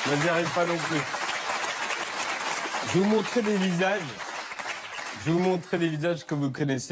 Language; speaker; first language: French; native; French